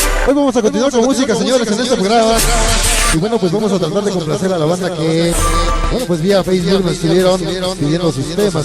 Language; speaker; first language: Spanish; native; Spanish